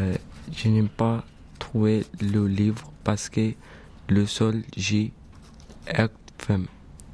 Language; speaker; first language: French; non-native, learner; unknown